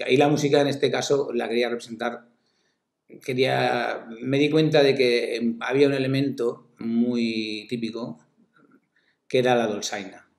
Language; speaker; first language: Spanish; native; Spanish